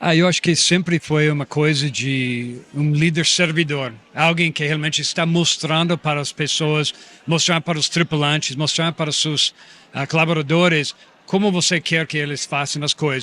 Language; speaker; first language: Portuguese; non-native, fluent; English